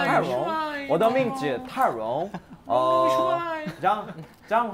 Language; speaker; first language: Chinese; non-native, learner; Korean